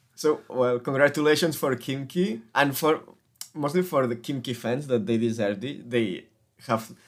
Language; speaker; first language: English; non-native, fluent; Spanish